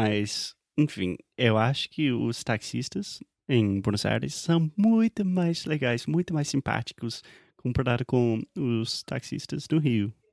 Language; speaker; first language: Portuguese; non-native, fluent; English